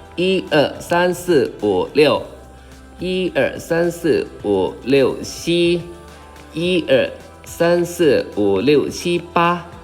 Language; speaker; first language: Chinese; non-native, fluent; Thai